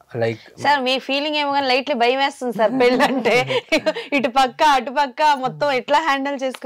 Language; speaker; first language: Telugu; native; Telugu